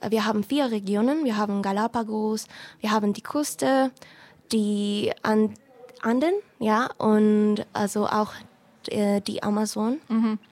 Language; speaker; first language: German; non-native, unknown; Spanish